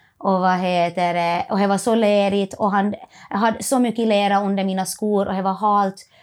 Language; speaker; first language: Swedish; native; Swedish